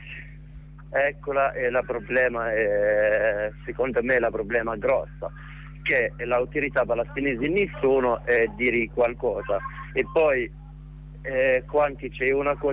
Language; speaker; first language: Italian; non-native, learner; Arabic